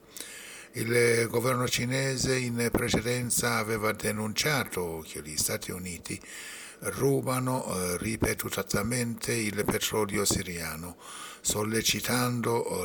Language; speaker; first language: Italian; non-native, fluent; Persian